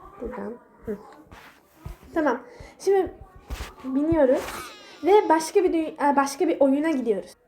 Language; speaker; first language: Turkish; native; Turkish